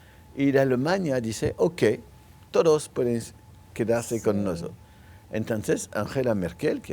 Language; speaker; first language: Spanish; non-native, local second language; French